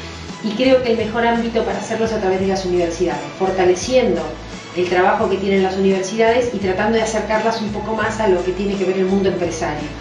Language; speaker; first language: Spanish; native; Spanish